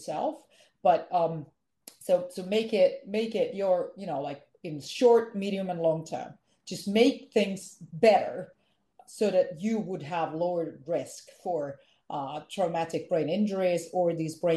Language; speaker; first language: English; non-native, fluent; Finnish